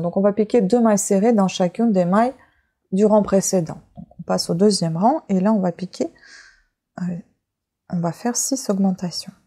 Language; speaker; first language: French; native; French